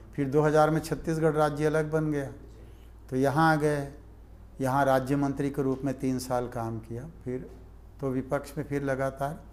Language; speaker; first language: Hindi; native; Hindi